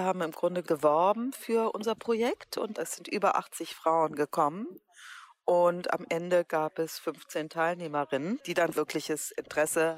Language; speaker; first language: German; native; German